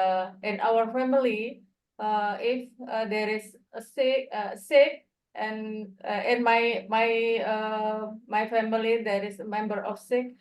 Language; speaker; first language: English; non-native, learner; Indonesian